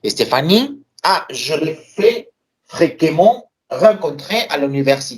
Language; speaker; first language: French; non-native, fluent; Spanish